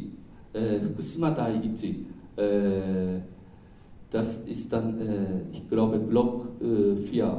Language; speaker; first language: German; non-native, fluent; Japanese